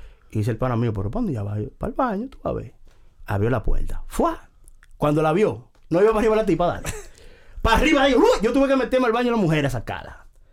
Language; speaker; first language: Spanish; early bilingual, heritage; Spanish